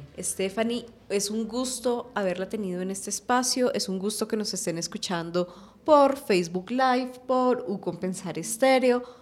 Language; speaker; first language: Spanish; native; Spanish